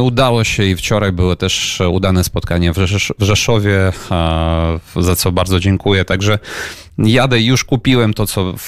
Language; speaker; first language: Polish; non-native, fluent; Ukrainian